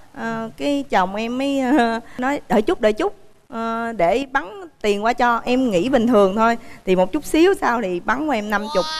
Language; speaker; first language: Vietnamese; native; Vietnamese